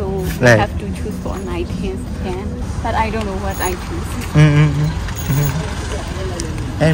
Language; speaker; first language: English; non-native, learner; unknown